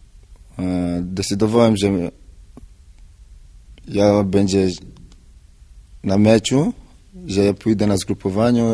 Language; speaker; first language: Polish; non-native, learner; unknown